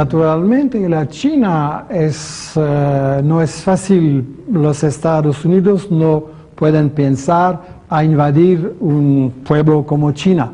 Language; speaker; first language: Spanish; non-native, fluent; French